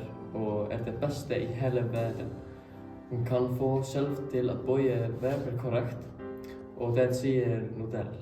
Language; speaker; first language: Swedish; non-native, learner; Icelandic